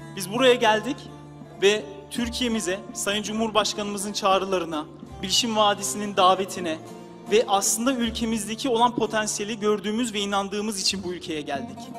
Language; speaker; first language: Turkish; early bilingual, heritage; Turkish